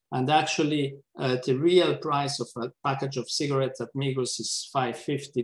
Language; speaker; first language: English; non-native, fluent; Italian